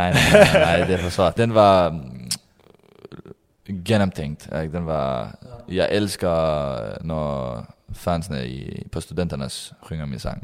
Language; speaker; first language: Swedish; non-native, learner; Danish